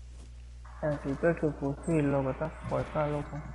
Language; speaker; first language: Spanish; native; Spanish